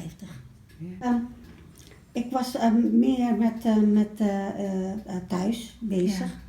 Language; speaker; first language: Dutch; early bilingual, other home language; Malay